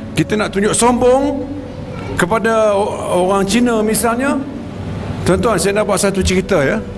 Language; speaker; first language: Malay; native; Malay